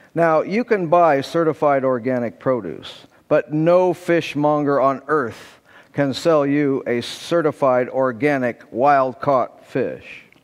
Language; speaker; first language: English; native; English